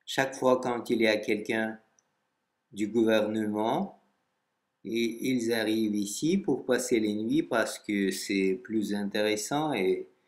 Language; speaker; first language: French; non-native, fluent; Russian